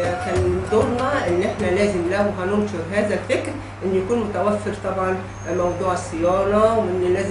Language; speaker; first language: Arabic; native; Arabic